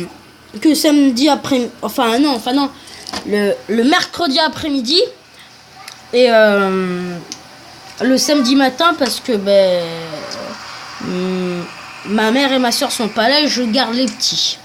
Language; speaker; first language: French; native; French